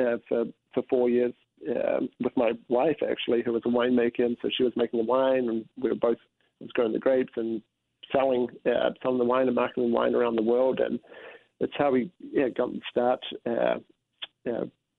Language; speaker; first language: English; native; English